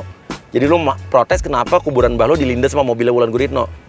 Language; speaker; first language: Indonesian; native; Indonesian